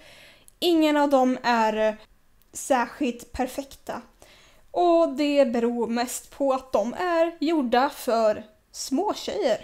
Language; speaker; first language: Swedish; native; Swedish